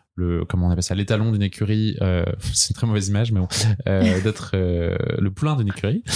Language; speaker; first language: French; native; French